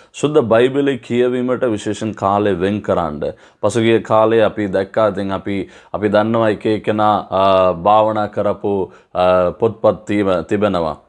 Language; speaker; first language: Sinhala; non-native, local second language; Tamil